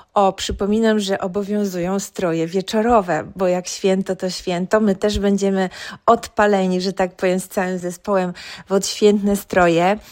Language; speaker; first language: Polish; native; Polish